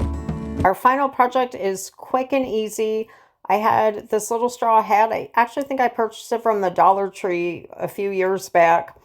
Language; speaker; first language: English; native; English